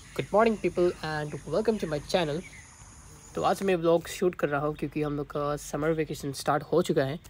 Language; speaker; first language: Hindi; non-native, local second language; Nepali